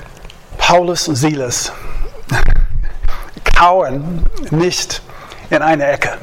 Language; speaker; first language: German; non-native, fluent; English